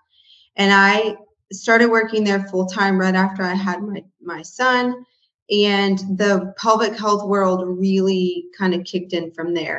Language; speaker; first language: English; native; English